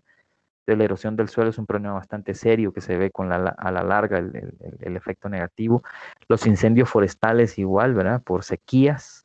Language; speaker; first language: Spanish; native; Spanish